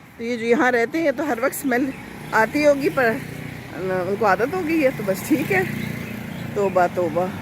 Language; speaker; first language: Urdu; non-native, local second language; Punjabi